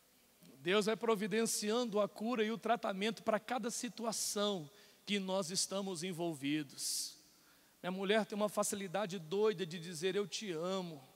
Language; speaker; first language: Portuguese; native; Portuguese